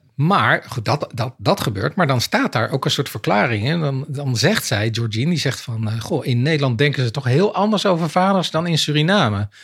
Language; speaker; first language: Dutch; native; Dutch